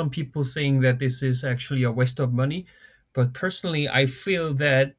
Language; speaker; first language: English; non-native, fluent; Korean